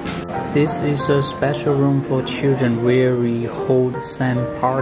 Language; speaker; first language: English; non-native, learner; Chinese